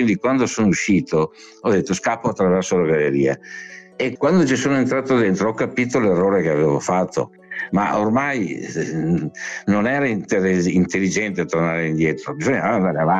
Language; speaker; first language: Italian; native; Italian